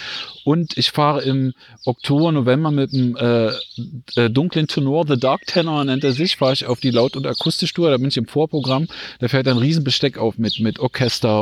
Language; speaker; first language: German; native; German